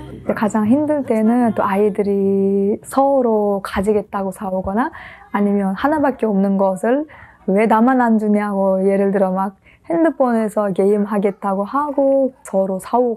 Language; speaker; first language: Korean; non-native, fluent; Uzbek